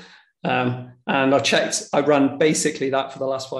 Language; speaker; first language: English; native; English